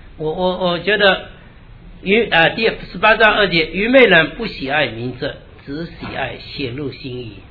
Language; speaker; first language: Chinese; native; Chinese